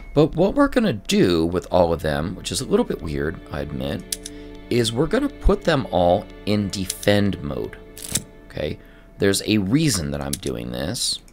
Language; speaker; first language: English; native; English